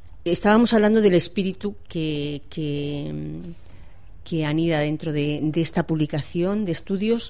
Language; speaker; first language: Spanish; native; Spanish